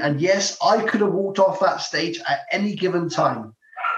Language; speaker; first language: English; native; English